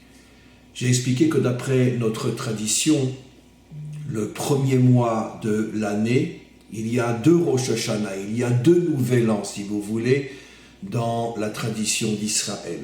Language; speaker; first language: French; native; French